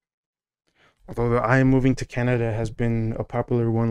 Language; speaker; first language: English; native; English